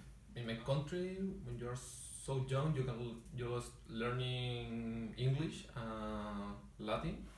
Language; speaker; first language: English; non-native, learner; Spanish